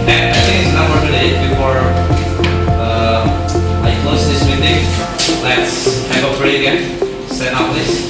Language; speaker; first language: English; non-native, fluent; Indonesian